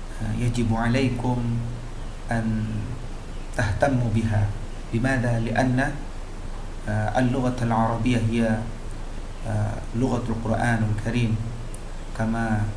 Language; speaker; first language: Arabic; non-native, fluent; Indonesian